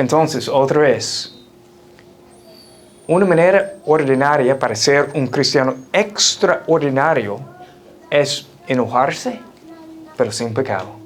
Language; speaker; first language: Spanish; non-native, fluent; English